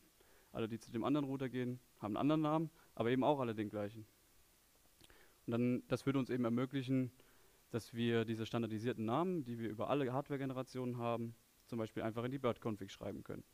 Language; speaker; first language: German; native; German